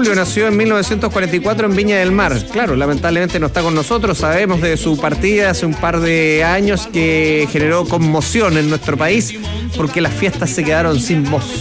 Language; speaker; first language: Spanish; native; Spanish